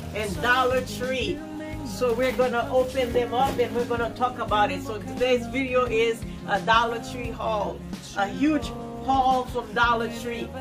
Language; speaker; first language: English; non-native, fluent; Haitian Creole